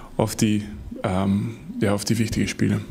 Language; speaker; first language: German; non-native, fluent; Dutch